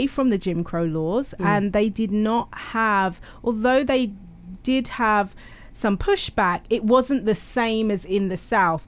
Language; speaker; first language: English; native; English